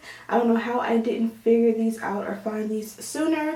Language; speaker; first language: English; native; English